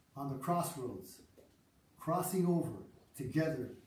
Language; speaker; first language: English; early bilingual, other home language; Spanish